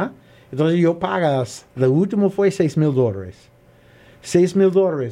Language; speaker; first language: Spanish; non-native, learner; English